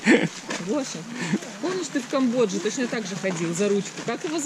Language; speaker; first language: Russian; native; Russian